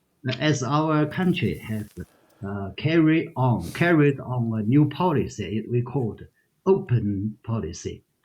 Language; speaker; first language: English; non-native, learner; Chinese